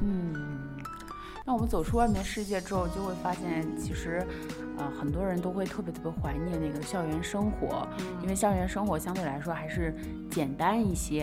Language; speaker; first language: Chinese; native; Chinese